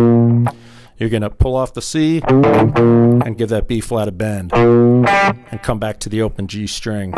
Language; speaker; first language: English; native; English